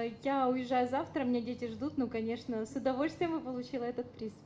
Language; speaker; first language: Russian; native; Russian